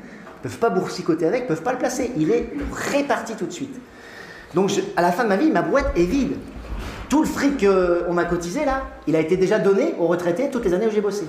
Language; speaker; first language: French; native; French